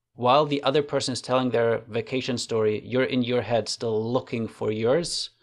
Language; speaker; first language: English; non-native, fluent; German